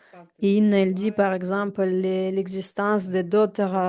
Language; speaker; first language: French; non-native, fluent; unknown